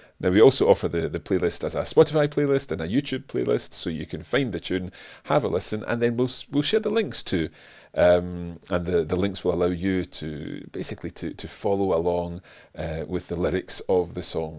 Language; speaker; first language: English; native; English